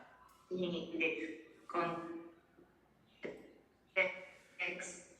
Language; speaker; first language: English; non-native, learner; Spanish